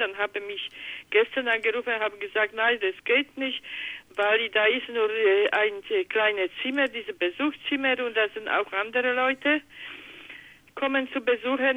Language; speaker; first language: German; non-native, learner; Polish